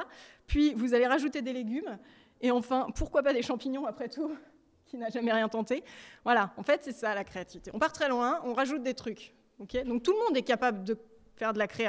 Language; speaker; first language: French; native; French